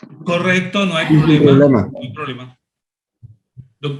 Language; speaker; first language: Spanish; native; Spanish